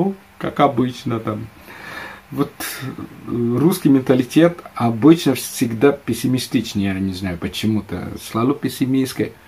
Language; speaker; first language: Russian; non-native, fluent; Indonesian